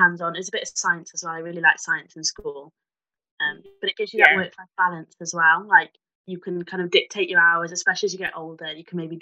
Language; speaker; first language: English; native; English